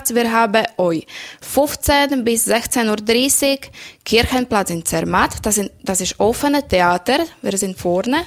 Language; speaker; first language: German; non-native, learner; Slovak